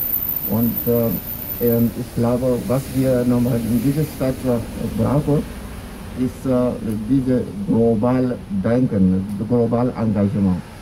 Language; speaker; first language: German; non-native, learner; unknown